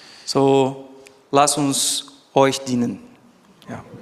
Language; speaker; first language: German; non-native, learner; Portuguese